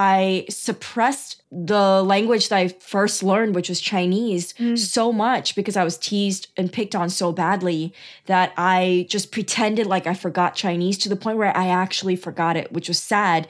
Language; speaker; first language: English; early bilingual, other home language; Chinese